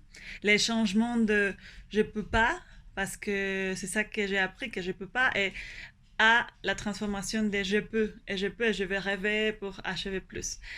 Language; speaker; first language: French; non-native, fluent; Spanish